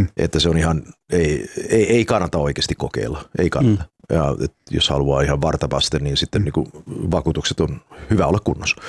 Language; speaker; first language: Finnish; early bilingual, heritage; Finnish